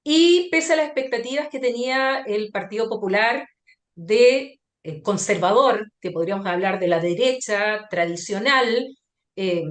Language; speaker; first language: Spanish; native; Spanish